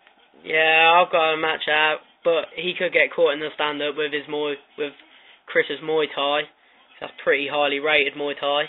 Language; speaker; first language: English; native; English